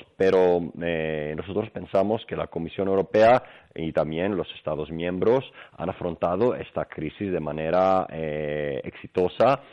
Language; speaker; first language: Spanish; non-native, fluent; Greek